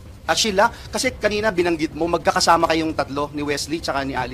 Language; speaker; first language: Filipino; native; Filipino